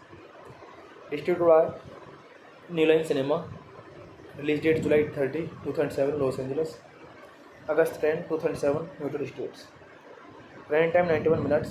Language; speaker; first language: English; non-native, learner; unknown